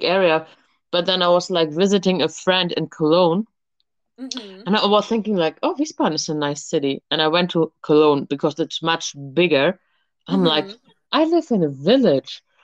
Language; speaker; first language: English; non-native, fluent; German